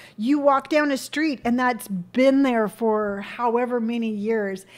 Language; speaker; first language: English; native; English